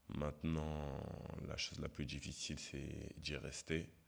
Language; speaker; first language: French; native; French